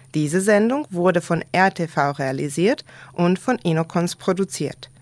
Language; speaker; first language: German; non-native, fluent; Serbian